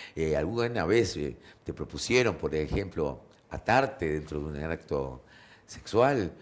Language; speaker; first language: Spanish; native; Spanish